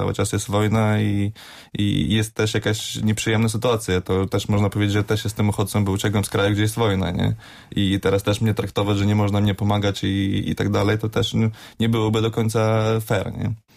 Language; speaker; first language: Polish; non-native, fluent; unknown